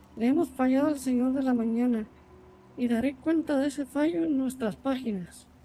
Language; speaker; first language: Spanish; native; Spanish